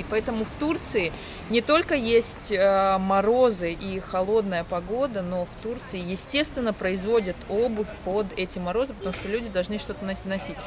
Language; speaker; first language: Russian; native; Russian